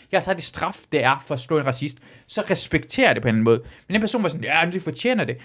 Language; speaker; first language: Danish; early bilingual, other home language; Persian